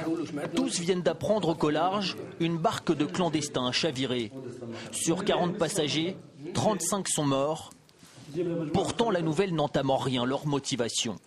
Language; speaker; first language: French; native; French